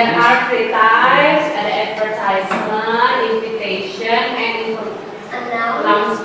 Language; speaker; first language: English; non-native, learner; Indonesian